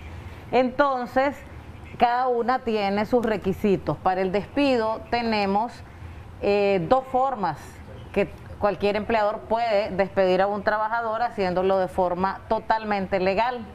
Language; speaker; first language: Spanish; native; Spanish